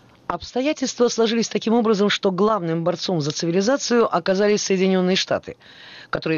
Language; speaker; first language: Russian; native; Russian